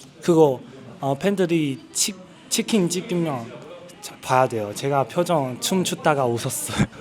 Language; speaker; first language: Korean; non-native, learner; Chinese